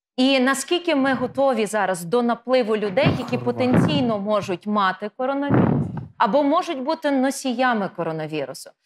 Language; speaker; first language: Ukrainian; native; Ukrainian